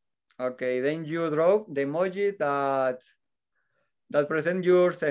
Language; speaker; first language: English; non-native, learner; Spanish